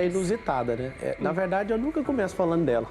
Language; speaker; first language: Portuguese; native; Portuguese